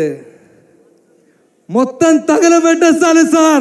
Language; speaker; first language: Telugu; non-native, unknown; Malayalam